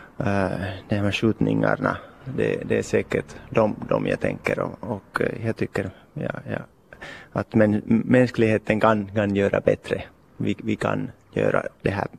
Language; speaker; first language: Swedish; non-native, local second language; Finnish